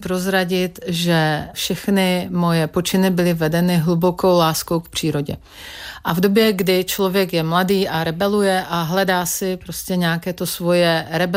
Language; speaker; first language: Czech; native; Czech